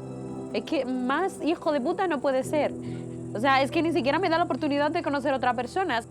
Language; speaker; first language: Spanish; native; Spanish